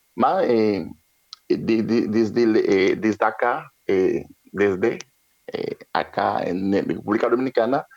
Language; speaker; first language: Spanish; non-native, learner; Haitian Creole